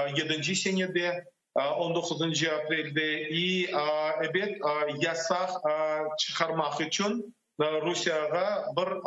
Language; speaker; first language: Turkish; non-native, learner; Crimean Tatar